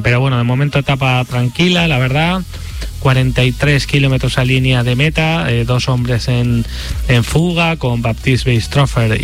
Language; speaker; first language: Spanish; native; Spanish